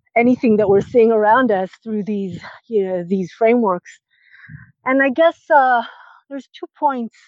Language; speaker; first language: English; non-native, fluent; Hebrew